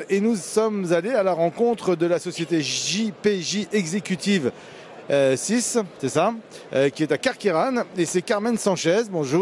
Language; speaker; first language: French; native; French